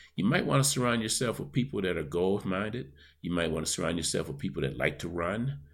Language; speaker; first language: English; native; English